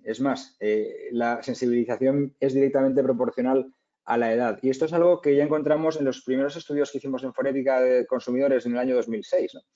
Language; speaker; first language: Spanish; native; Spanish